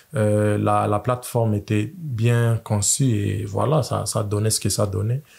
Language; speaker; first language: French; non-native, local second language; Swahili